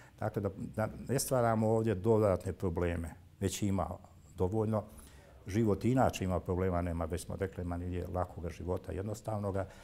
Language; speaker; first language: Serbian; native; Serbian